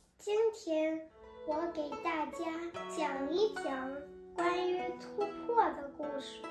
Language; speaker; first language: Chinese; non-native, learner; Polish